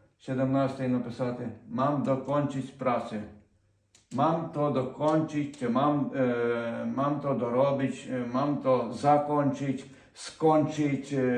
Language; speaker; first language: Polish; non-native, fluent; Ukrainian